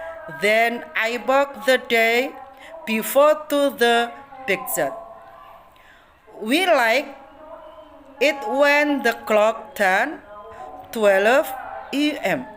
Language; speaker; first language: English; non-native, learner; Indonesian